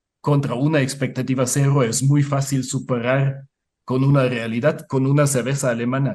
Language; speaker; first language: Spanish; non-native, fluent; German